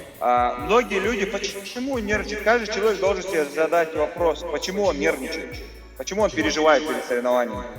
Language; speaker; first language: Russian; non-native, local second language; Chechen